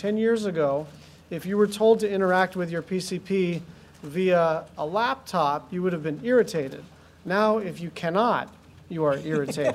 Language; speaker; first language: English; native; English